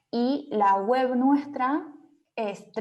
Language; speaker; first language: Spanish; native; Spanish